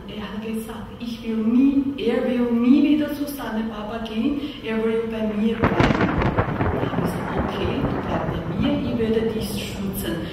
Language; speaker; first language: German; non-native, learner; Chinese